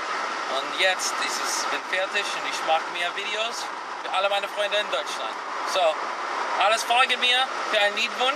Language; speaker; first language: German; non-native, learner; English